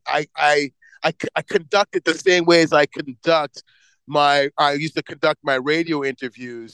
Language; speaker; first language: English; native; English